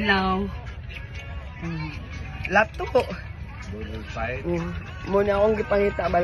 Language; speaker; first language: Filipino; non-native, local second language; Cebuano